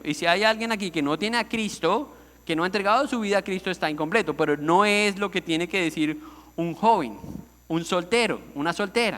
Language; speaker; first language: Spanish; native; Spanish